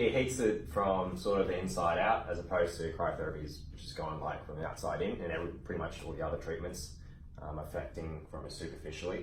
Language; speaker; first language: English; native; English